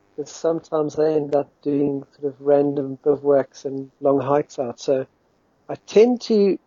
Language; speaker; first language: English; native; English